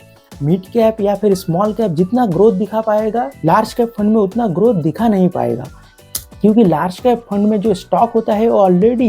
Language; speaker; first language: Hindi; non-native, local second language; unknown